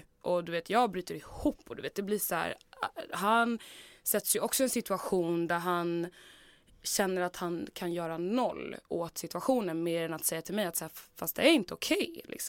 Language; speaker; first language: Swedish; native; Swedish